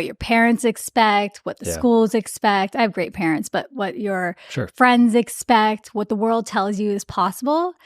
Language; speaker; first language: English; early bilingual, other home language; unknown